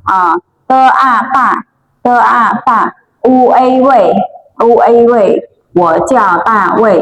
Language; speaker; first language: Chinese; non-native, fluent; Khmer